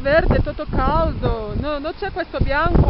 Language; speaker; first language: Italian; non-native, learner; Portuguese